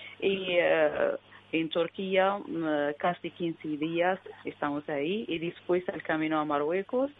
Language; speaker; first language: Spanish; non-native, learner; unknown